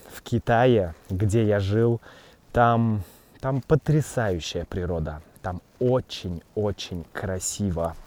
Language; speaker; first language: Russian; native; Russian